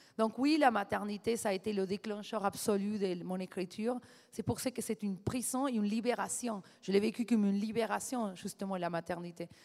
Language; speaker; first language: French; non-native, fluent; Spanish